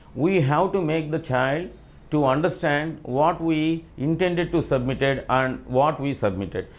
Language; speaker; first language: English; non-native, local second language; Telugu